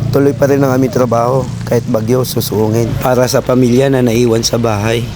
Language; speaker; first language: Filipino; native; Filipino